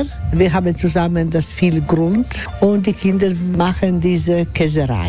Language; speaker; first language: German; non-native, learner; Croatian